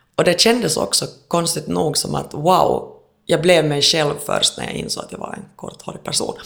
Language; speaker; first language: Swedish; native; Swedish